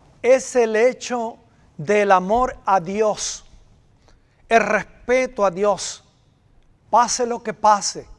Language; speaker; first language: Spanish; native; Spanish